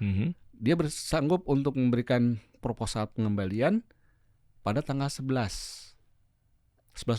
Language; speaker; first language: Indonesian; native; Indonesian